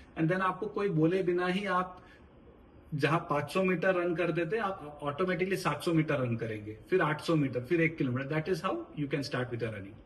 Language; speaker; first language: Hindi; non-native, local second language; Marathi